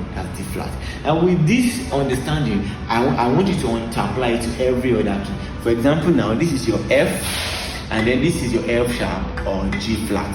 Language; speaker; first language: English; non-native, local second language; Yoruba